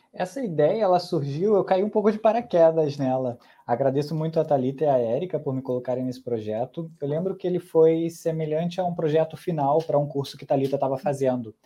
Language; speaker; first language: Portuguese; early bilingual, other home language; Spanish